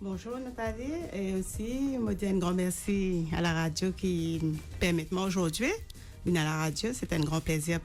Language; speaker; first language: French; non-native, local second language; Morisyen